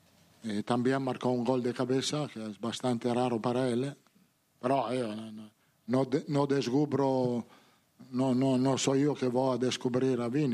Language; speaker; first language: Portuguese; non-native, fluent; Italian